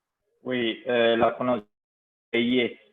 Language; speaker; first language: French; non-native, fluent; Spanish